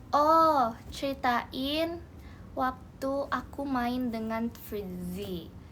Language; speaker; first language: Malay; non-native, learner; Indonesian